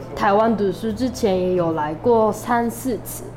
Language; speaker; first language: Chinese; non-native, fluent; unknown